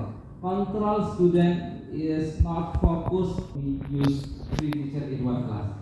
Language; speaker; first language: English; non-native, learner; Indonesian